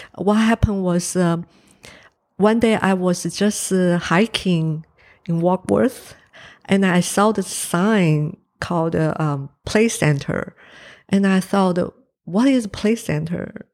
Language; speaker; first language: English; non-native, fluent; Chinese